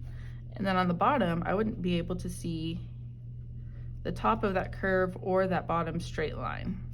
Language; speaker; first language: English; native; English